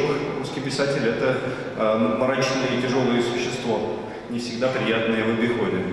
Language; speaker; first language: Russian; native; Russian